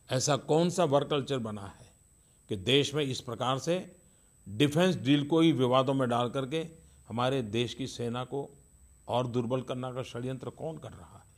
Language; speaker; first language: Hindi; non-native, local second language; Gujarati